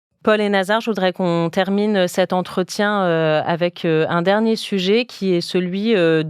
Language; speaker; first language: French; native; French